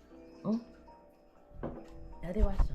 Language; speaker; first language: Korean; non-native, local second language; Filipino